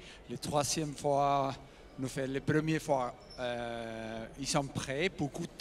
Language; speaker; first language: French; non-native, learner; German